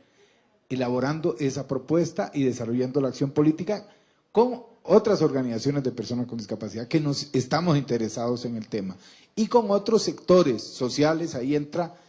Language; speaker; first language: Spanish; native; Spanish